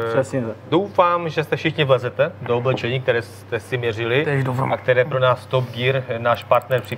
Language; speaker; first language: Czech; native; Czech